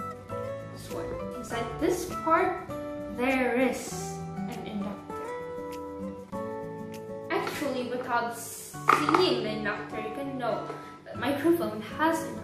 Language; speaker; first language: English; non-native, learner; Indonesian